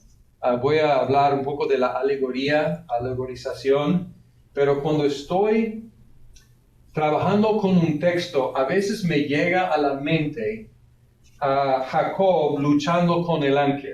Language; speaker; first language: Spanish; non-native, fluent; English